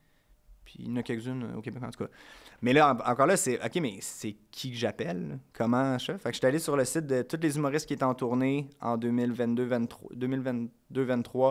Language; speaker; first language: French; native; French